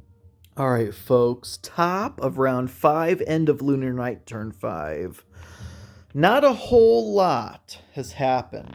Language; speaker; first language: English; native; English